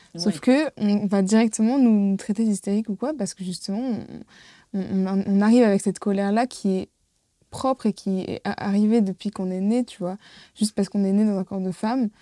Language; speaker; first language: French; native; French